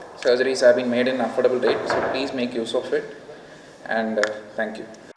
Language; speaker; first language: English; non-native, local second language; Telugu